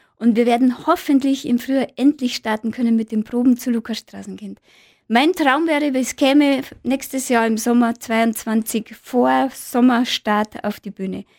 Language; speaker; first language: German; native; German